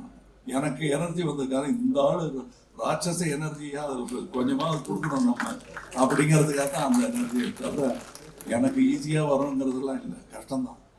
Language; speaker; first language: Tamil; native; Tamil